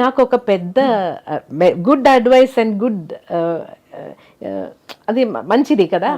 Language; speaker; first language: Telugu; non-native, fluent; Malayalam